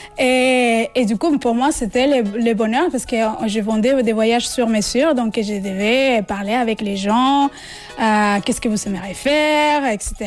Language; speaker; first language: French; non-native, fluent; Spanish